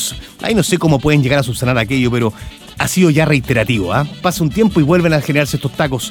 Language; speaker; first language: Spanish; native; Spanish